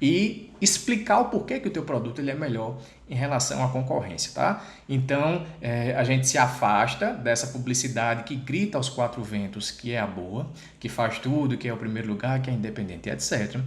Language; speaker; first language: Portuguese; native; Portuguese